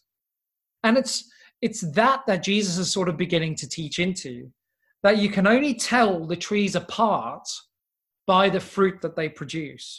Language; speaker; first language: English; native; English